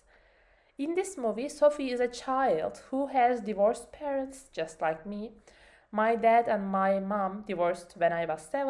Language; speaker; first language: English; non-native, learner; Turkish